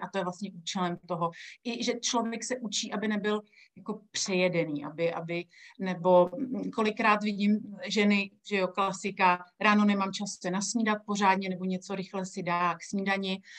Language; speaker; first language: Czech; native; Czech